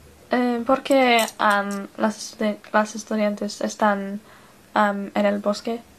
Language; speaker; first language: Spanish; non-native, learner; English